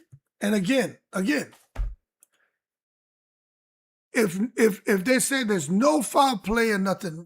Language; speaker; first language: English; native; English